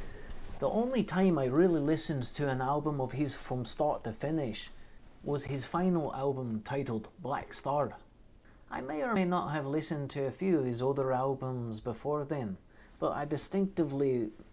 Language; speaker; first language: English; native; English